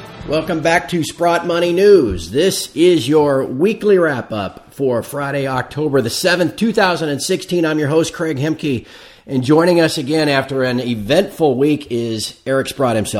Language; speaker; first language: English; native; English